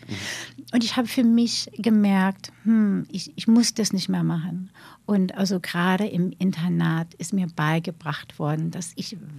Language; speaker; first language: German; non-native, fluent; English